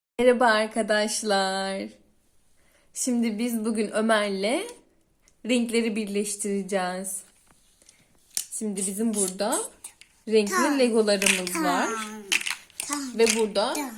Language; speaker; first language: Turkish; native; Turkish